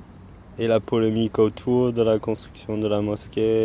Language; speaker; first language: French; non-native, learner; English